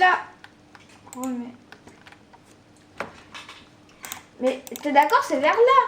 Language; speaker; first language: French; native; French